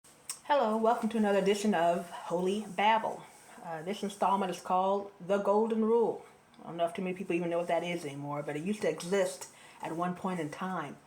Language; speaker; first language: English; native; English